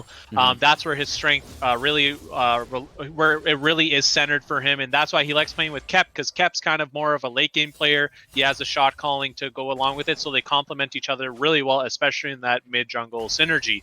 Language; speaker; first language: English; native; English